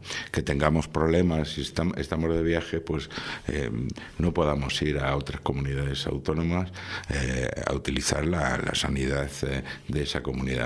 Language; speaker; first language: Spanish; native; Spanish